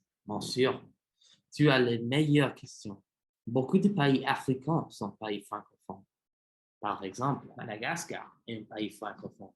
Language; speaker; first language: French; non-native, learner; English